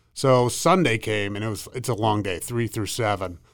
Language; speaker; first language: English; native; English